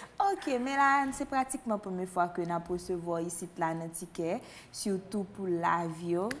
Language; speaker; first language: French; non-native, local second language; Haitian Creole